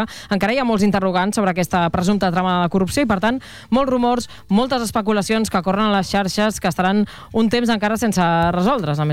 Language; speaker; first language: Catalan; native; Catalan